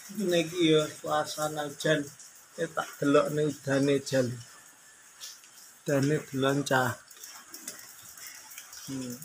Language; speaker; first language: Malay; non-native, local second language; Javanese